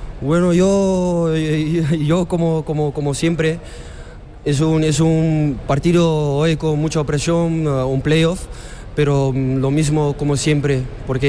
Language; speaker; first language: Spanish; non-native, learner; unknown